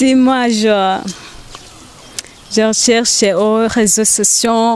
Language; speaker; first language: French; non-native, learner; Rundi